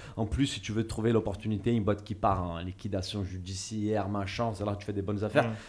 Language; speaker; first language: French; non-native, fluent; Portuguese